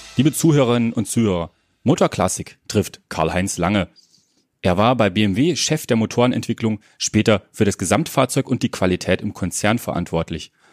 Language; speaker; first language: German; native; German